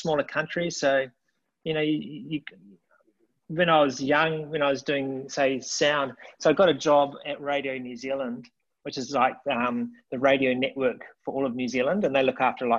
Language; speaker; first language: English; native; English